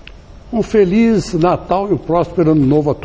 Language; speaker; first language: Portuguese; native; Portuguese